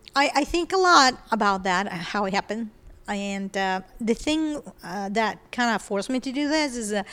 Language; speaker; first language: English; non-native, fluent; Spanish